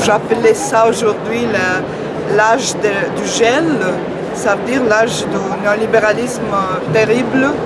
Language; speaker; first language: French; non-native, fluent; Spanish